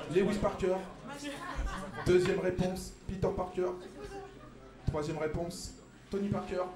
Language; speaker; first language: French; native; French